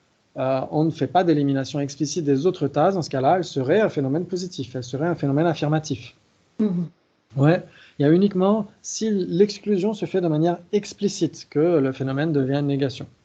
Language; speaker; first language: French; native; French